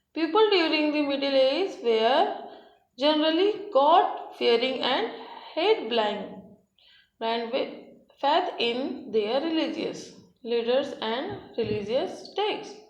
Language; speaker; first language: English; non-native, local second language; Hindi